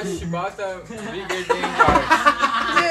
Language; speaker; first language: English; non-native, learner; Portuguese